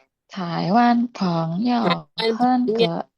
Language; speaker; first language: Chinese; non-native, learner; Indonesian